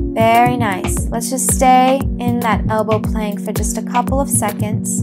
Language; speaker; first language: English; native; English